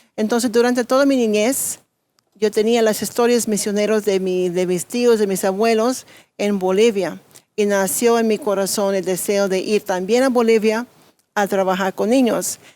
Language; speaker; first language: Spanish; non-native, fluent; English